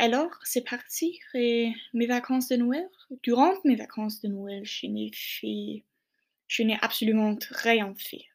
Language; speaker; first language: French; non-native, learner; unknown